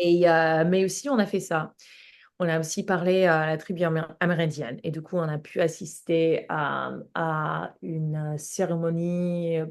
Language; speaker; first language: French; non-native, fluent; English